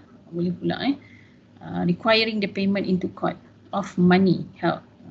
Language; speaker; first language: English; non-native, local second language; Malay